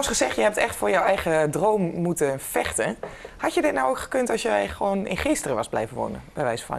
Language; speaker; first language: Dutch; native; Dutch